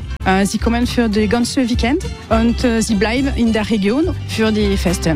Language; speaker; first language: German; non-native, learner; French